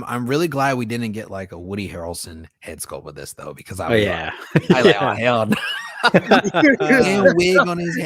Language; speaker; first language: English; native; English